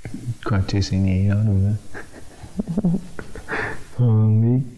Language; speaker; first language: Vietnamese; early bilingual, heritage; Vietnamese